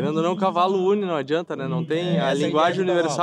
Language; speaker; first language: Portuguese; native; Portuguese